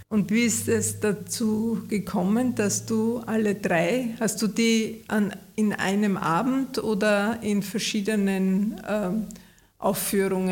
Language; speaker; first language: German; native; German